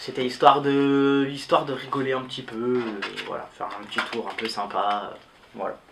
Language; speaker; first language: French; native; French